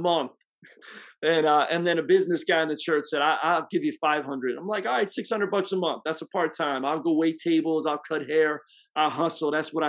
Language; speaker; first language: English; native; English